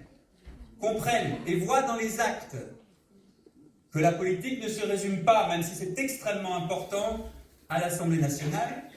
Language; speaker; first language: French; native; French